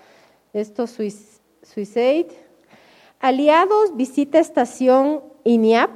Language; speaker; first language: Spanish; native; Spanish